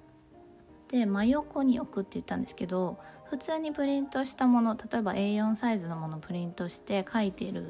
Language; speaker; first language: Japanese; native; Japanese